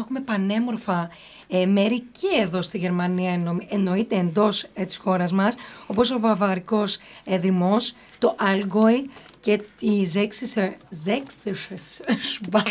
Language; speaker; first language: Greek; early bilingual, heritage; Greek